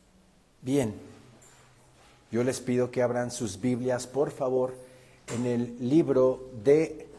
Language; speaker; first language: Spanish; native; Spanish